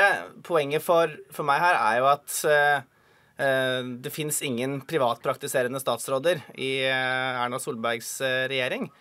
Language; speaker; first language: Norwegian; native; Norwegian